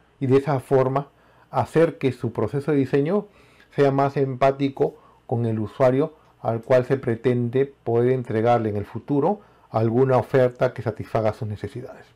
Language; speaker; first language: Spanish; native; Spanish